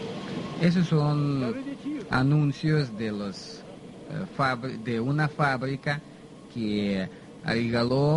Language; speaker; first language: Spanish; non-native, fluent; Russian